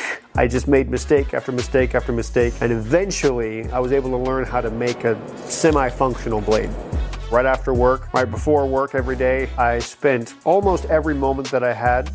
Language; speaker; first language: English; native; English